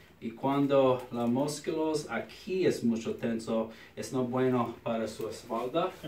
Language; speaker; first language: Spanish; non-native, learner; English